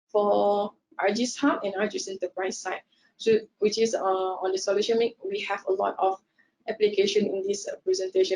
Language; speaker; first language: English; non-native, local second language; Malay